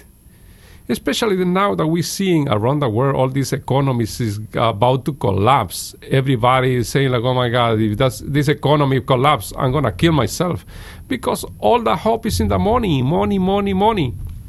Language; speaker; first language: English; non-native, fluent; Spanish